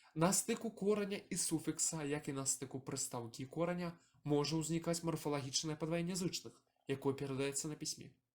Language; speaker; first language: Belarusian; native; Belarusian